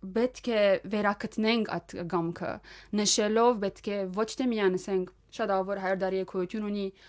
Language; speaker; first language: Armenian; early bilingual, heritage; Armenian